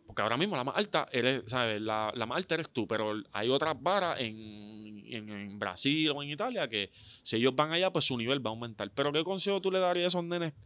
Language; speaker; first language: Spanish; native; Spanish